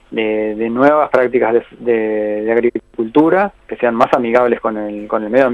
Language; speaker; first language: Spanish; native; Spanish